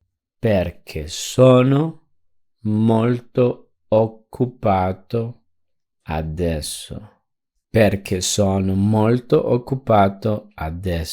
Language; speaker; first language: Italian; non-native, fluent; Spanish